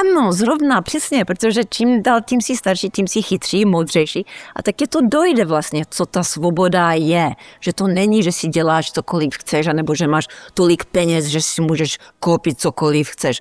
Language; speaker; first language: Czech; early bilingual, heritage; Czech